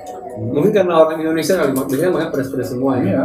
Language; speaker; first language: Indonesian; native; Indonesian